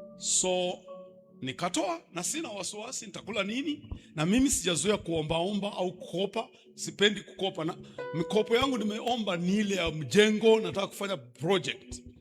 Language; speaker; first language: Swahili; non-native, local second language; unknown